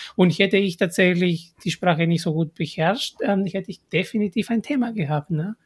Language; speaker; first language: German; non-native, fluent; Spanish